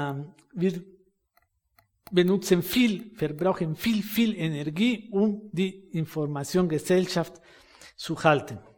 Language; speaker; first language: German; non-native, fluent; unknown